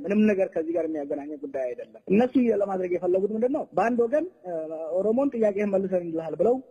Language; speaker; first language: Amharic; non-native, local second language; Oromo